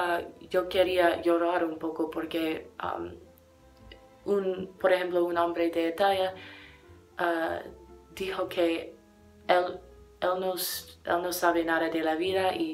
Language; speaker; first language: Spanish; non-native, learner; English